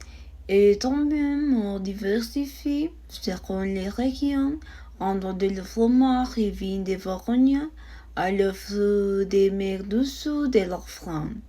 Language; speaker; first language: French; non-native, learner; Spanish